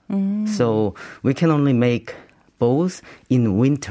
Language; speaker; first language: English; non-native, learner; Korean